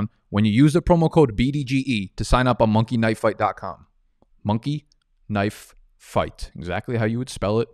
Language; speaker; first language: English; native; English